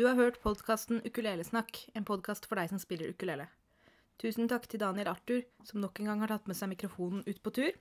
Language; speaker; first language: Norwegian; native; Norwegian